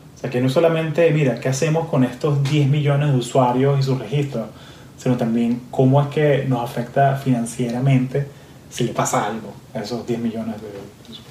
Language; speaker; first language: Spanish; native; Spanish